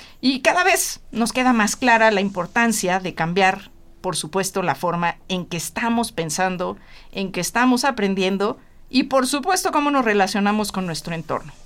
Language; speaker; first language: Spanish; native; Spanish